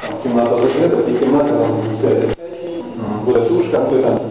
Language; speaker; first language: Ukrainian; native; Ukrainian